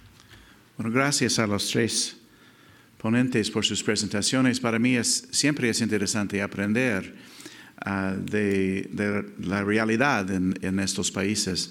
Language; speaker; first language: Spanish; non-native, fluent; English